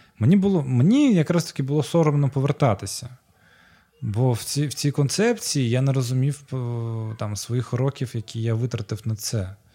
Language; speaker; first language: Ukrainian; non-native, local second language; Russian